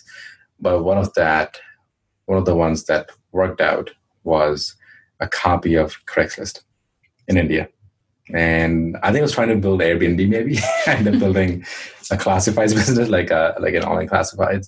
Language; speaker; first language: English; non-native, local second language; Hindi